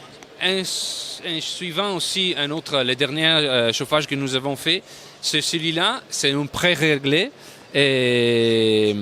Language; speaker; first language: French; non-native, learner; Italian